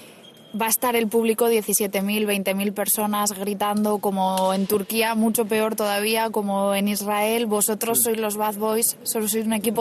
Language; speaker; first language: Spanish; native; Spanish